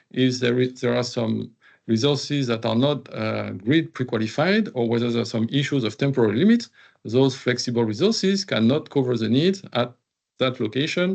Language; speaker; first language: English; non-native, fluent; French